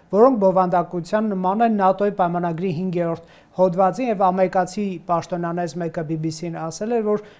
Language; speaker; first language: Armenian; native; Armenian